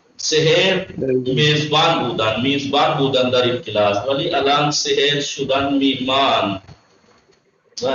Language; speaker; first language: Persian; non-native, fluent; Urdu